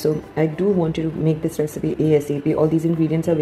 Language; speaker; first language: English; non-native, local second language; Urdu